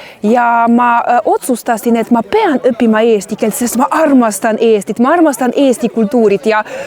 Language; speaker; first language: Estonian; non-native, learner; Croatian